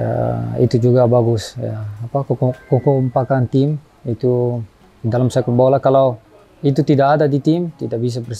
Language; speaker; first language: Indonesian; non-native, fluent; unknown